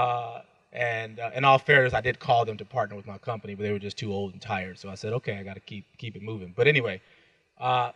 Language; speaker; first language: English; native; English